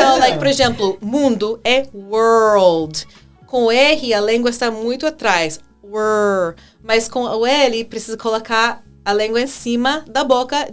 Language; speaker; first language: Portuguese; non-native, fluent; English